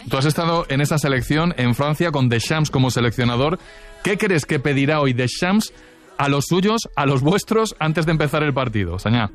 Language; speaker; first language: Spanish; native; Spanish